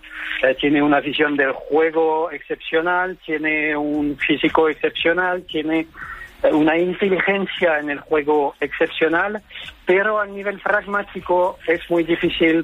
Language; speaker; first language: Spanish; non-native, fluent; French